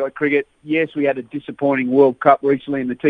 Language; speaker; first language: English; native; English